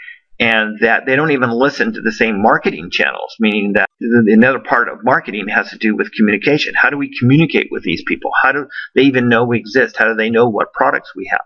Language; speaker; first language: English; native; English